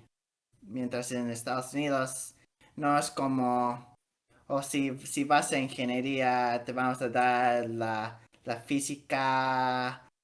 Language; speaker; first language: Spanish; early bilingual, heritage; Spanish